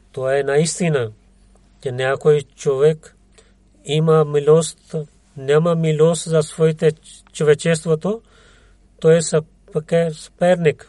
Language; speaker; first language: Bulgarian; non-native, learner; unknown